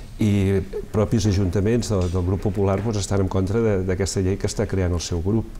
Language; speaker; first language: Catalan; native; Catalan